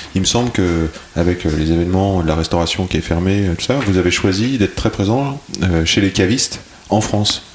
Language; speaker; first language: French; native; French